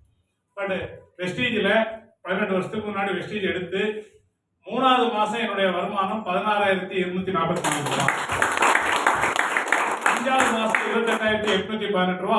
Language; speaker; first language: Tamil; native; Tamil